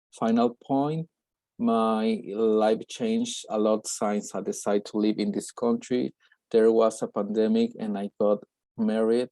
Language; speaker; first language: English; non-native, learner; Spanish